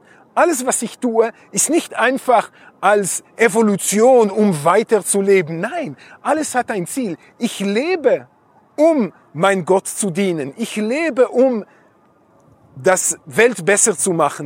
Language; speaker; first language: German; non-native, fluent; Hebrew